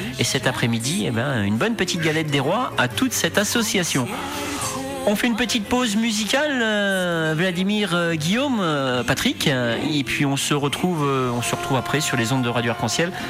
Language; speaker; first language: French; native; French